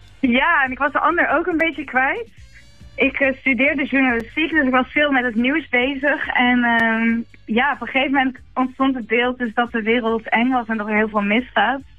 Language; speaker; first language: Dutch; native; Dutch